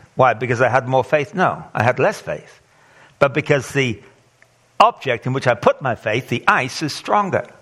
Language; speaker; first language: English; native; English